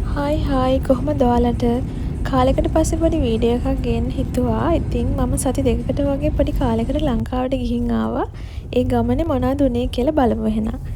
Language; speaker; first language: Sinhala; native; Sinhala